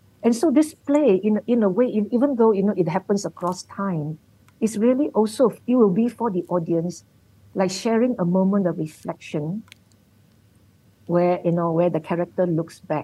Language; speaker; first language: English; non-native, local second language; Min Nan Chinese